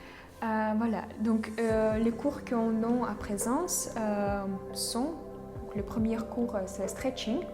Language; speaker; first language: French; non-native, fluent; Russian